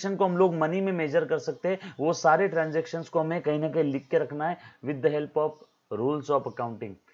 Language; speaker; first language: Hindi; non-native, local second language; Marathi